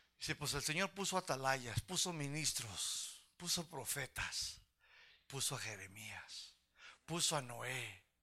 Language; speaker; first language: Spanish; early bilingual, heritage; Spanish